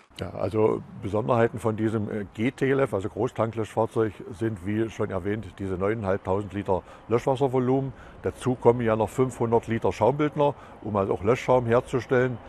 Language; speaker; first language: German; native; German